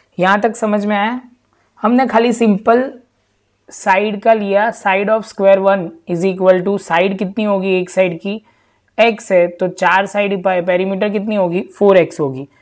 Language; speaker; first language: Hindi; non-native, local second language; Gujarati